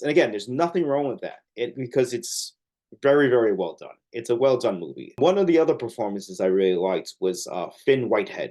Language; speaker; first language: English; native; English